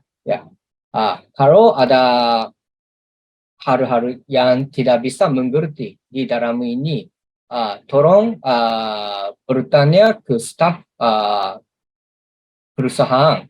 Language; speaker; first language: Indonesian; non-native, learner; Japanese